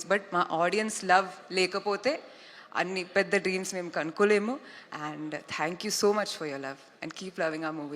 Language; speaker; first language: Telugu; non-native, fluent; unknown